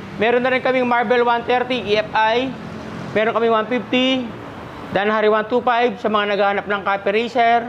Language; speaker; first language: Filipino; non-native, local second language; Pampanga